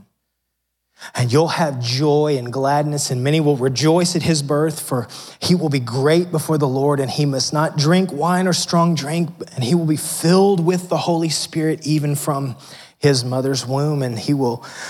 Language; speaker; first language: English; native; English